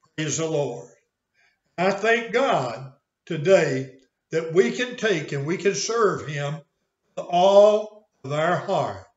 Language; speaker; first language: English; native; English